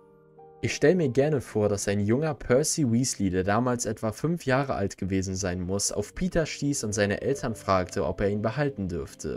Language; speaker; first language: German; native; German